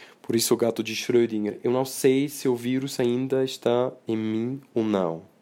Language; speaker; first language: Portuguese; non-native, fluent; Swiss German